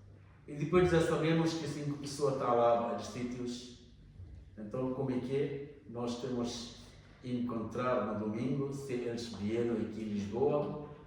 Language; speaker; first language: Portuguese; non-native, learner; Bangla